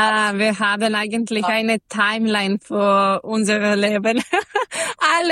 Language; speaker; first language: German; non-native, learner; Serbian